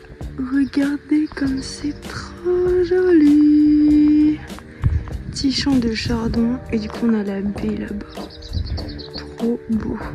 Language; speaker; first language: French; native; French